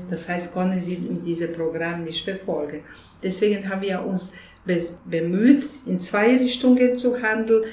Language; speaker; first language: German; non-native, fluent; Bosnian